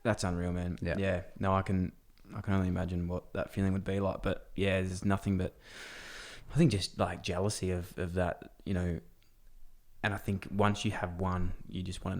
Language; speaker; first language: English; native; English